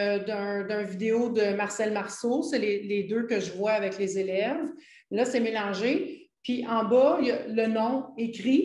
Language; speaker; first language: French; native; French